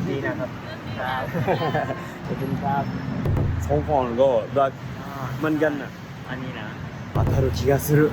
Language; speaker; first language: Thai; non-native, learner; Japanese